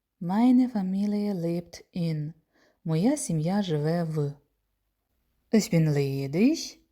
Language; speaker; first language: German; non-native, fluent; Ukrainian